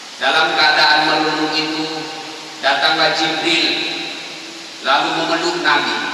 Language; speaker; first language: Indonesian; non-native, local second language; Buginese